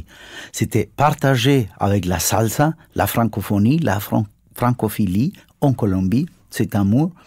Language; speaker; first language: French; non-native, fluent; Spanish